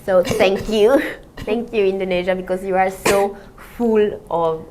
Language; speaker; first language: English; non-native, fluent; Italian